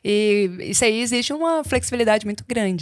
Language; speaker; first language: Portuguese; native; Portuguese